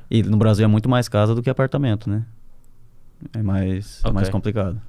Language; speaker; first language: Portuguese; native; Portuguese